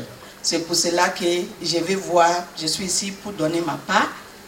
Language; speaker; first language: French; non-native, learner; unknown